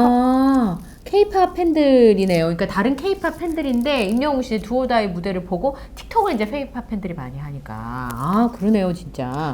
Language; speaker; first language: Korean; native; Korean